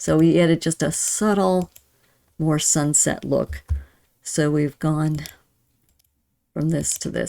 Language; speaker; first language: English; native; English